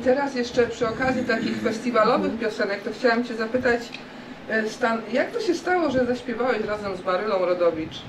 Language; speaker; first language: Polish; native; Polish